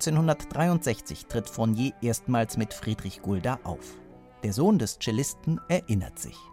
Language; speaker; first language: German; native; German